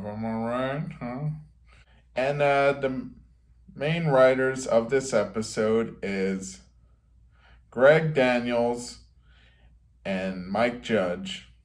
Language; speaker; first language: English; native; English